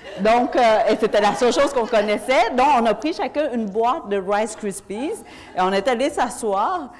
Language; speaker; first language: French; early bilingual, other home language; Vietnamese